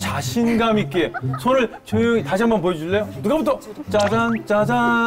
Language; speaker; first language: Korean; native; Korean